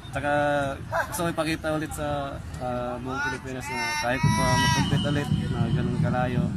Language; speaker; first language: Filipino; non-native, local second language; Cebuano